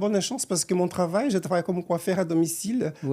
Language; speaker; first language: French; non-native, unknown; Portuguese